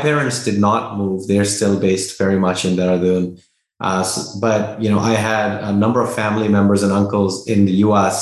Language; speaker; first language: English; non-native, local second language; Hindi